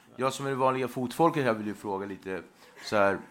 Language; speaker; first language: Swedish; native; Swedish